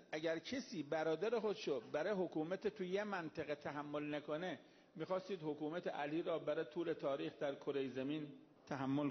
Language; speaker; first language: Persian; native; Persian